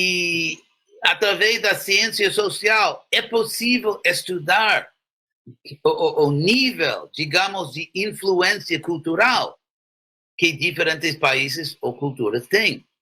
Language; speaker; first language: Portuguese; non-native, fluent; English